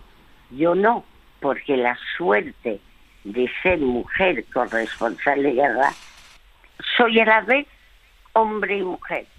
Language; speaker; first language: Spanish; non-native, fluent; French